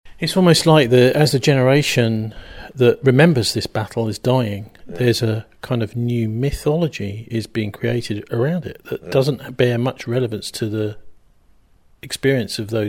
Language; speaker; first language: English; native; English